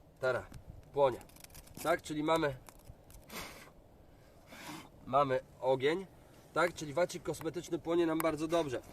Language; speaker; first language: Polish; native; Polish